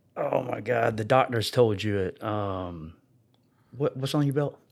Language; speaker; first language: English; native; English